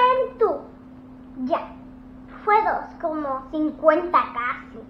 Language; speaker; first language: Spanish; early bilingual, heritage; English